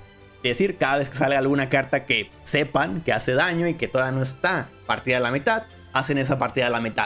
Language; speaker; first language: Spanish; native; Spanish